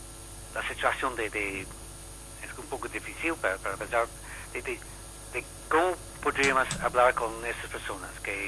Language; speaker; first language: Spanish; non-native, learner; English